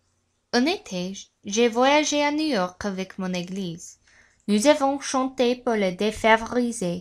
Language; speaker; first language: French; non-native, learner; English